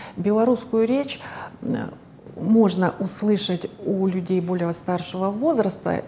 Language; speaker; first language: Russian; native; Russian